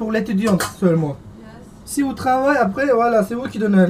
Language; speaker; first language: French; non-native, learner; Turkish